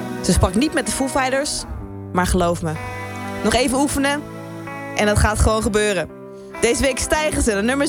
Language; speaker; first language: Dutch; native; Dutch